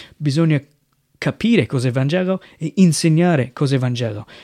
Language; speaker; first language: Italian; non-native, fluent; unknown